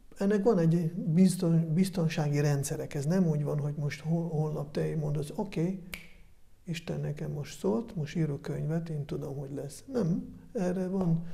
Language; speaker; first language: Hungarian; early bilingual, heritage; Hungarian